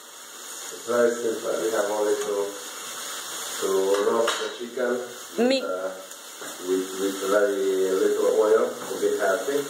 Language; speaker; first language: English; non-native, learner; Hungarian